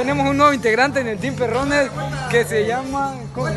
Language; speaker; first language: Spanish; native; Spanish